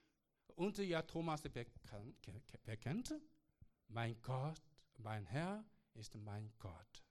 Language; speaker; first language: German; non-native, learner; Korean